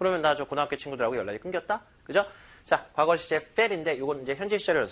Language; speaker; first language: Korean; native; Korean